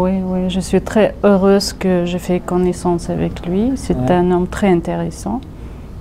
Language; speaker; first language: French; non-native, fluent; Russian